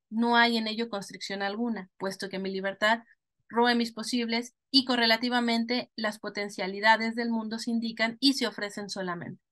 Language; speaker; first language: Spanish; native; Spanish